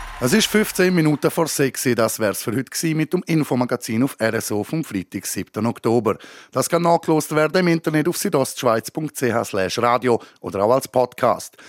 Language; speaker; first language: German; native; German